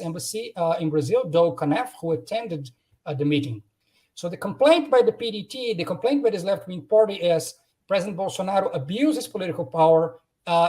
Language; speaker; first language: English; non-native, fluent; Portuguese